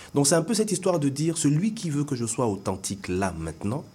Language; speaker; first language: French; non-native, local second language; Lingala